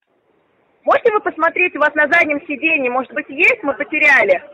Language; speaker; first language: Russian; native; Russian